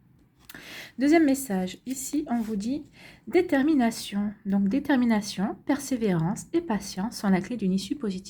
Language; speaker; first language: French; native; French